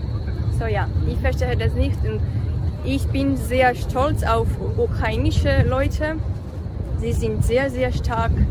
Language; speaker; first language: German; non-native, learner; Georgian